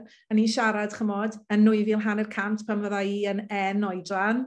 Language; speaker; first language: Welsh; native; Welsh